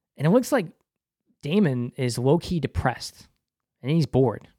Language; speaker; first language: English; native; English